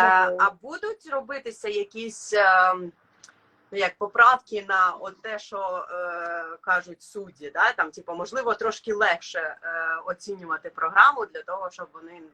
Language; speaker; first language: Ukrainian; native; Ukrainian